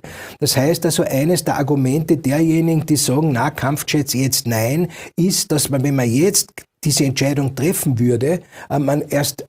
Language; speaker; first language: German; native; German